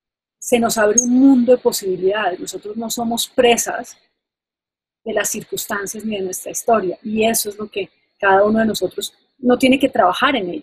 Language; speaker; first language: Spanish; native; Spanish